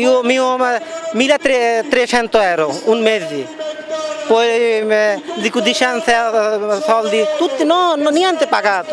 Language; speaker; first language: Italian; non-native, learner; Bangla